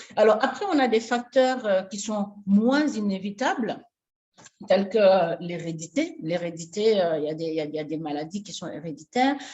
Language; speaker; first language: French; non-native, local second language; Wolof